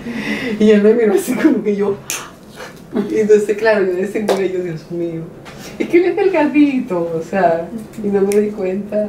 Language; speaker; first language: Spanish; native; Spanish